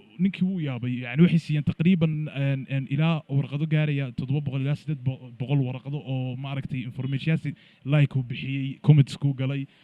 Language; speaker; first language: Somali; early bilingual, heritage; Somali